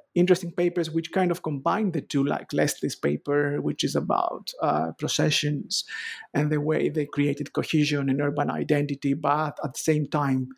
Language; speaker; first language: English; non-native, fluent; Greek